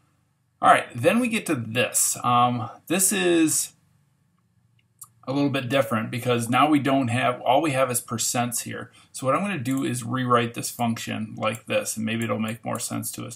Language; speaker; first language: English; native; English